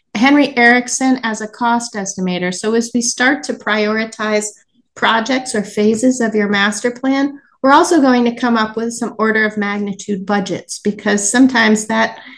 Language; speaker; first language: English; native; English